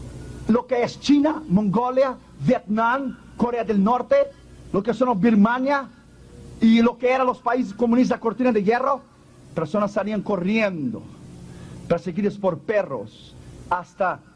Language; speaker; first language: Spanish; non-native, fluent; Portuguese